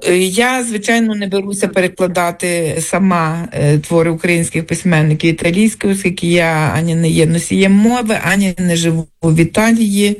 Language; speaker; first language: Ukrainian; native; Ukrainian